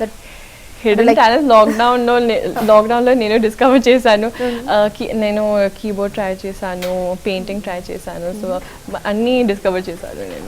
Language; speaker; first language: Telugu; non-native, local second language; Urdu